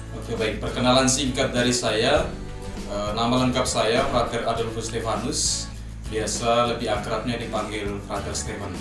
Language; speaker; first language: Indonesian; native; Indonesian